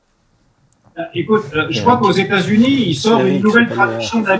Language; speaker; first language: French; native; French